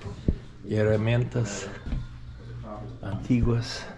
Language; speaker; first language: Spanish; non-native, fluent; English